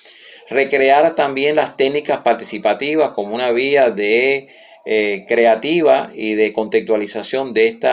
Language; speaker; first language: Spanish; native; Spanish